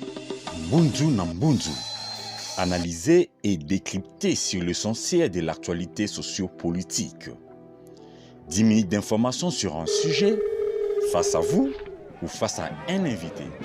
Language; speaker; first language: French; non-native, local second language; Lingala